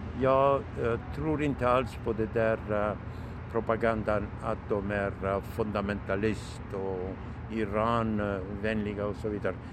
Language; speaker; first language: Swedish; non-native, fluent; Turkish